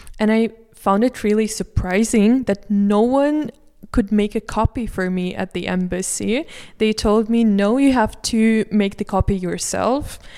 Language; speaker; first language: English; non-native, fluent; Russian